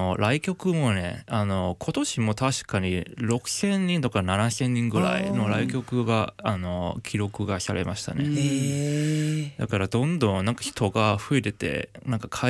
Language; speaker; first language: Japanese; non-native, fluent; Cantonese